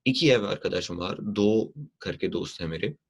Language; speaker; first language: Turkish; non-native, fluent; Urdu